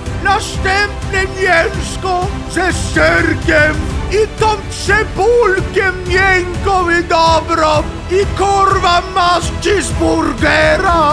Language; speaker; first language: Polish; non-native, learner; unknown